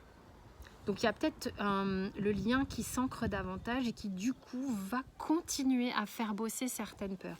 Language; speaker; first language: French; native; French